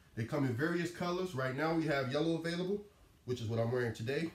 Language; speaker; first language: English; native; English